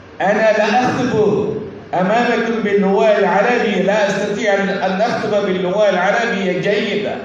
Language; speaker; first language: Arabic; non-native, learner; Bangla